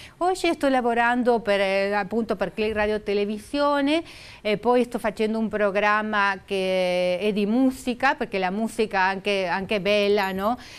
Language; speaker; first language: Italian; non-native, fluent; Spanish